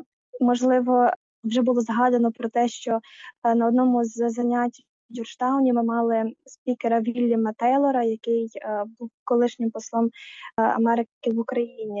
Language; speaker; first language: Ukrainian; native; Ukrainian